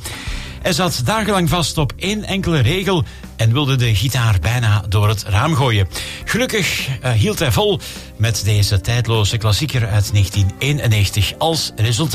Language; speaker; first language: Dutch; native; Dutch